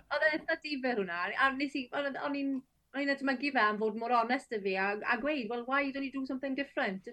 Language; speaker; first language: Welsh; native; Welsh